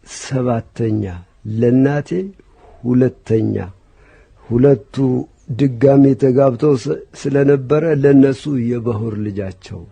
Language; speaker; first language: Amharic; non-native, local second language; Tigrinya